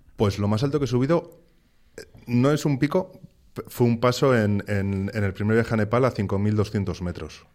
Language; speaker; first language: Spanish; native; Spanish